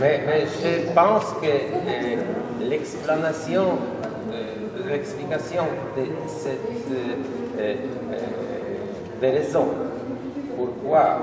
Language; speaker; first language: French; non-native, learner; Polish